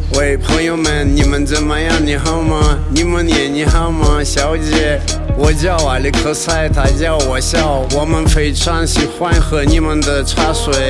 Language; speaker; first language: Chinese; non-native, learner; Russian